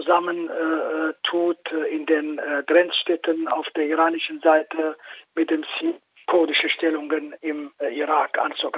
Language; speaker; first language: German; non-native, fluent; Kurdish